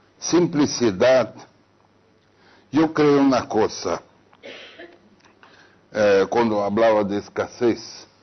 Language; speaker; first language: Spanish; non-native, fluent; Portuguese